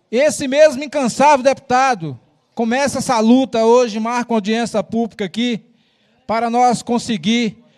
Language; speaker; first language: Portuguese; native; Portuguese